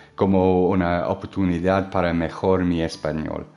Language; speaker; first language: Spanish; non-native, learner; English